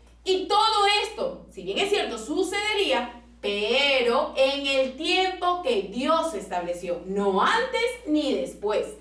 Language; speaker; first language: Spanish; native; Spanish